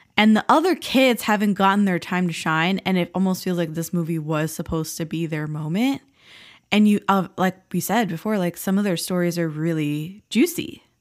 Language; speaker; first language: English; native; English